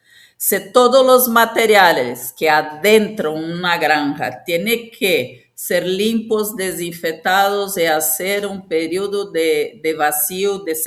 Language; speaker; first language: Spanish; non-native, fluent; Portuguese